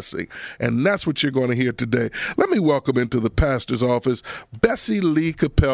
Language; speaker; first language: English; native; English